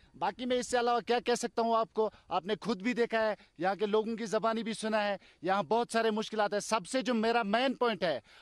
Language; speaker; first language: Hindi; non-native, local second language; Kashmiri